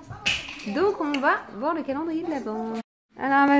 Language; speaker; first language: French; native; French